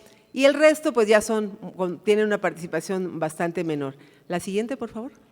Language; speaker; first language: Spanish; native; Spanish